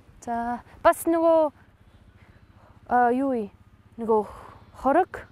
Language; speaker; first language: Mongolian; non-native, fluent; English